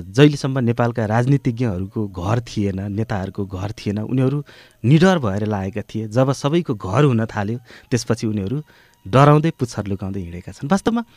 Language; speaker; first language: Nepali; native; Nepali